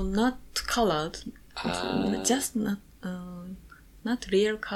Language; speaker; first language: English; non-native, learner; Japanese